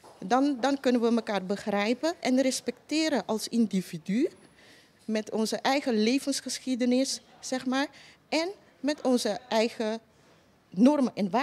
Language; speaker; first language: Dutch; non-native, local second language; Papiamento